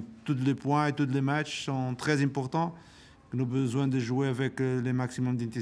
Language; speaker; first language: French; non-native, learner; Portuguese